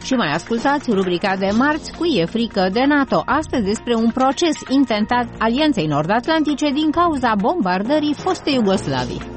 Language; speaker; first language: Romanian; native; Romanian